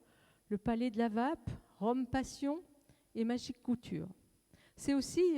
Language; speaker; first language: French; native; French